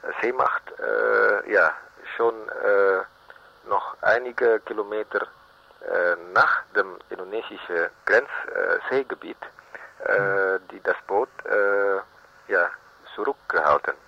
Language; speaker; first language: German; non-native, learner; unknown